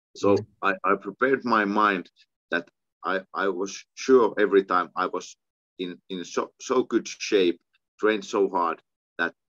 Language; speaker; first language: English; non-native, fluent; Finnish